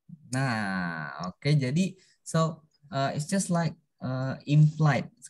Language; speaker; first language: English; non-native, fluent; Indonesian